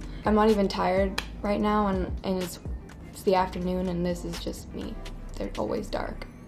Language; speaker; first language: English; native; English